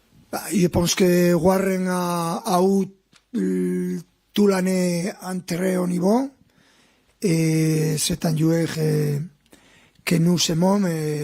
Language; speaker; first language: French; non-native, fluent; Spanish